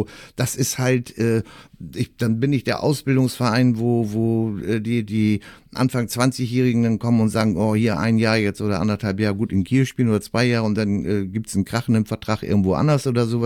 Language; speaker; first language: German; native; German